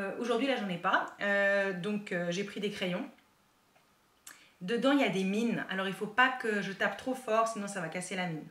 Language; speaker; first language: French; native; French